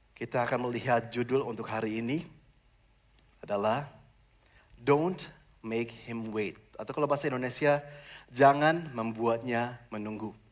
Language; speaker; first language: Indonesian; non-native, fluent; German